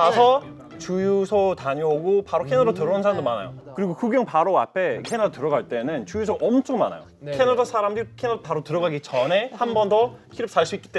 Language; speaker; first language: Korean; non-native, fluent; English